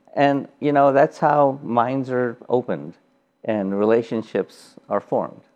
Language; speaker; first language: English; early bilingual, other home language; Japanese